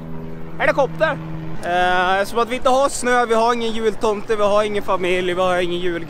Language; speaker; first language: Swedish; native; Swedish